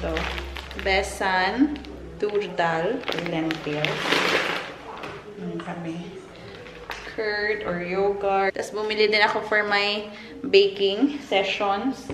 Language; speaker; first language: Filipino; non-native, local second language; Hiligaynon